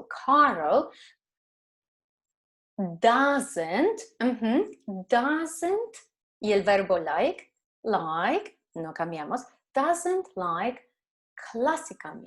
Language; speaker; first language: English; non-native, fluent; Spanish